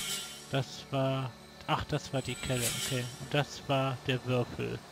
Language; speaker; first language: German; native; German